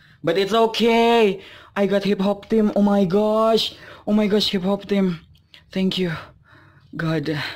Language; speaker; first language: English; non-native, learner; Indonesian